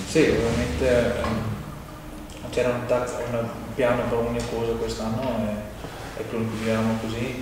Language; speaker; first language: Italian; non-native, fluent; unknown